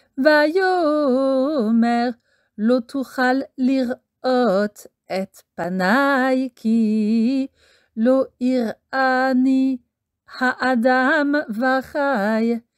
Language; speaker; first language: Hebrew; non-native, fluent; French